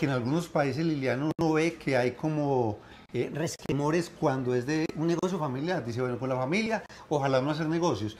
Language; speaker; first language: Spanish; native; Spanish